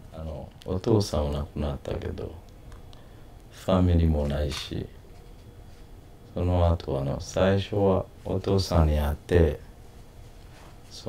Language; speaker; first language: Japanese; non-native, learner; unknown